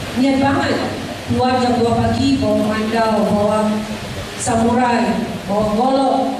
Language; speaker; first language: Indonesian; non-native, fluent; English